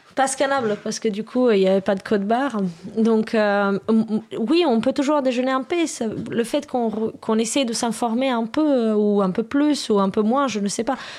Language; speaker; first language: French; non-native, fluent; Romanian